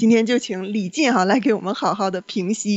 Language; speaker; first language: Chinese; native; Chinese